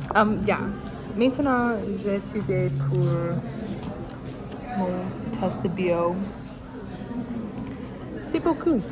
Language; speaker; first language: French; non-native, local second language; English